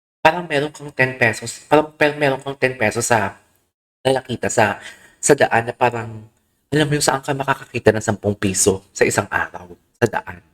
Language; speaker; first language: Filipino; native; Filipino